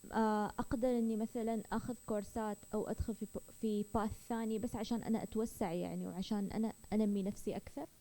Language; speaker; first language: Arabic; native; Arabic